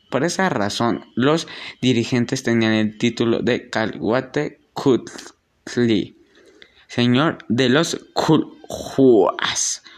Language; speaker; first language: Spanish; native; Spanish